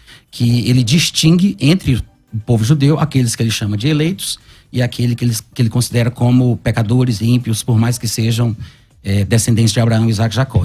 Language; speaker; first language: Portuguese; native; Portuguese